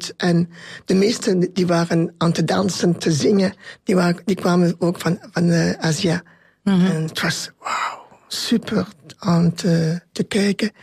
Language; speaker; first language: Dutch; non-native, local second language; French